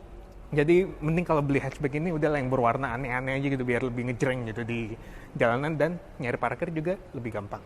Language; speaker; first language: Indonesian; native; Indonesian